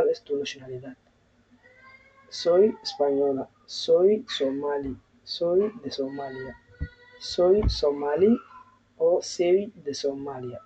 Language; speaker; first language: Spanish; non-native, learner; Somali